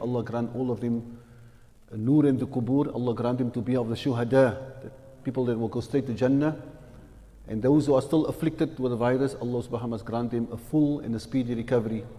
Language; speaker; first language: English; native; English